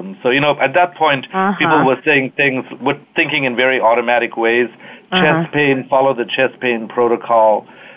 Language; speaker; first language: English; native; English